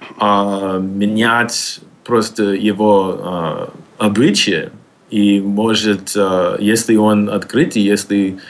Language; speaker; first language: Russian; non-native, fluent; English